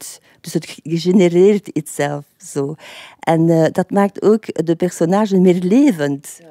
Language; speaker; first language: Dutch; non-native, fluent; French